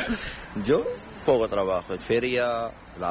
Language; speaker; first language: Spanish; non-native, learner; Arabic